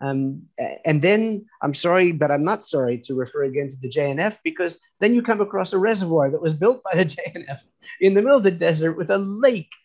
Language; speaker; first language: English; native; English